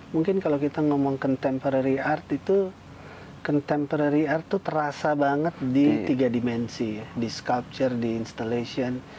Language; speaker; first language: Indonesian; native; Indonesian